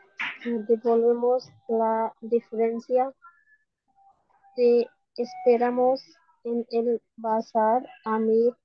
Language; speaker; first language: Spanish; non-native, learner; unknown